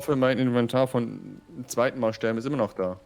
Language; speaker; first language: German; native; German